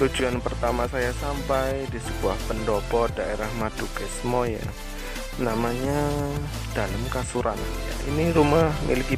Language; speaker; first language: Indonesian; non-native, local second language; Javanese